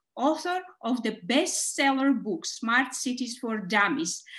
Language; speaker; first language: English; non-native, fluent; Georgian